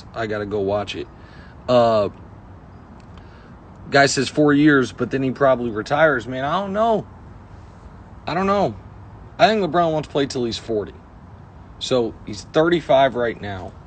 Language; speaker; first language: English; native; English